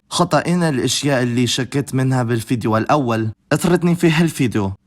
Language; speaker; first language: Arabic; non-native, learner; English